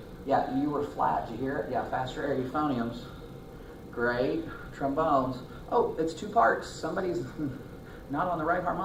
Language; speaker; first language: English; native; English